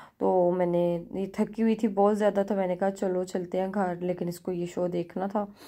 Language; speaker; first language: Urdu; native; Urdu